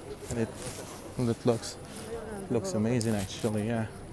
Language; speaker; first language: English; non-native, fluent; Russian